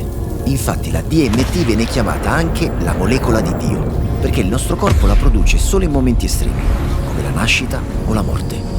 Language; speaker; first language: Italian; native; Italian